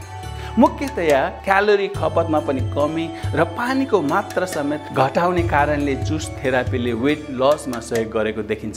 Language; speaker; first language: Nepali; native; Nepali